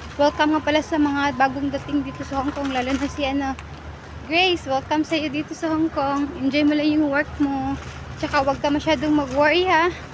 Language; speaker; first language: Filipino; non-native, local second language; Cebuano